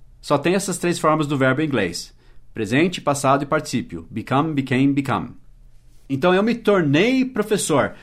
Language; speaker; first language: Portuguese; early bilingual, other home language; English